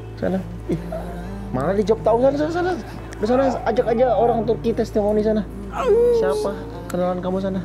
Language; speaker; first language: Indonesian; native; Indonesian